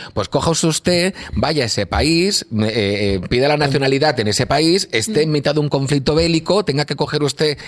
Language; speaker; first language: Spanish; native; Spanish